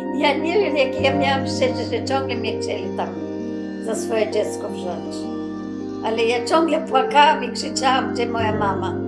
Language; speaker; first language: Polish; early bilingual, other home language; Macedonian